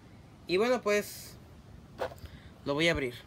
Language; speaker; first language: Spanish; native; Spanish